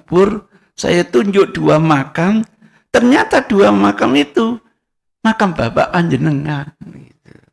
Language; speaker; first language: Indonesian; non-native, local second language; Javanese